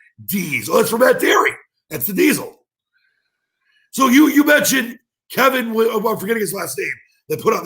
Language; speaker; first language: English; native; English